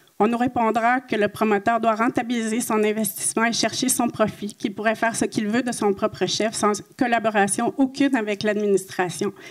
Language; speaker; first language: French; native; French